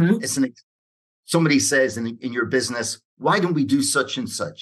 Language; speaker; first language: English; native; English